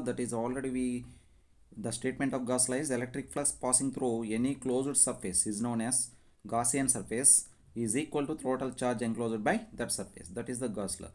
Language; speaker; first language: English; non-native, local second language; Telugu